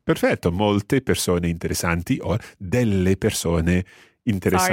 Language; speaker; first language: Italian; non-native, fluent; English